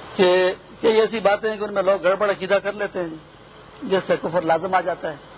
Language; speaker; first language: Urdu; non-native, local second language; Pashto